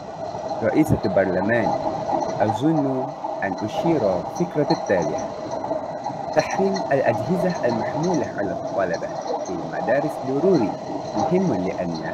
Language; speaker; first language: Arabic; non-native, learner; Malay